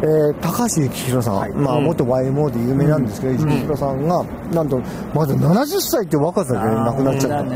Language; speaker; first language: Japanese; native; Japanese